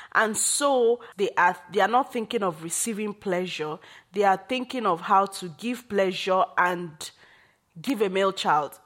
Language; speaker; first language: English; non-native, local second language; Igbo